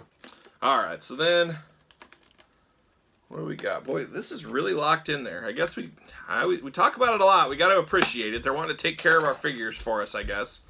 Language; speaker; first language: English; native; English